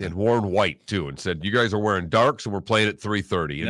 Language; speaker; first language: English; native; English